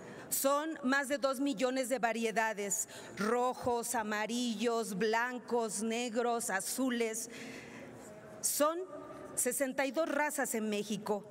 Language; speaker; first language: Spanish; native; Spanish